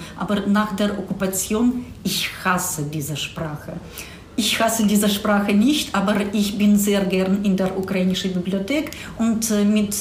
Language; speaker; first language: German; non-native, fluent; Russian